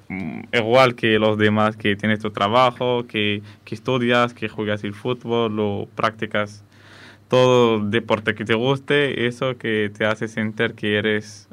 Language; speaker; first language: Spanish; non-native, fluent; Arabic